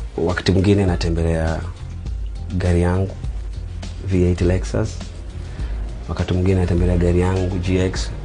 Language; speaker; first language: Swahili; native; Swahili